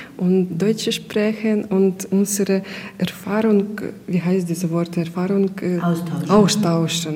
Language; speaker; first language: German; non-native, learner; Ukrainian